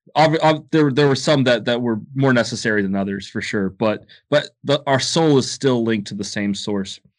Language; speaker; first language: English; native; English